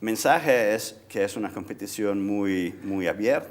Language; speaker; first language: Spanish; non-native, fluent; Italian